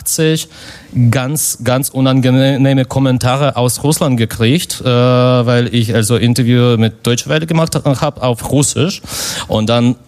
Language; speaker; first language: German; non-native, fluent; Russian